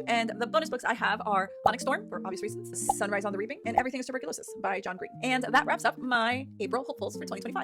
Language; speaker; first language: English; native; English